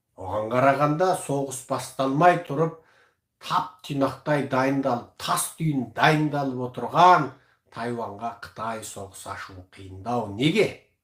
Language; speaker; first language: Kazakh; early bilingual, heritage; Kazakh